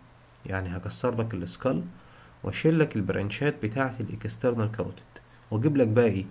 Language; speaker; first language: Arabic; native; Arabic